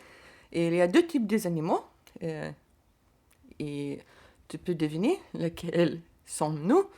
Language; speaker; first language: French; non-native, learner; Lithuanian